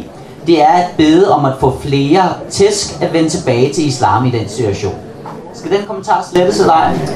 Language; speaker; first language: Danish; native; Danish